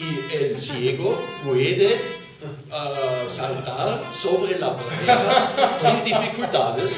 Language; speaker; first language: Spanish; non-native, fluent; German